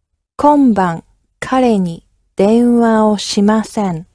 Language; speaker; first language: Japanese; non-native, learner; English